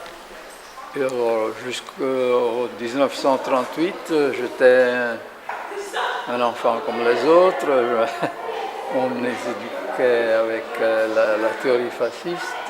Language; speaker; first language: French; non-native, fluent; Italian